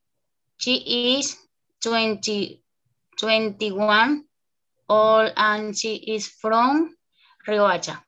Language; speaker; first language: English; non-native, learner; Spanish